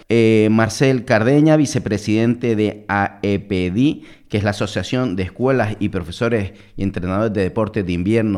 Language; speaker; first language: Spanish; native; Spanish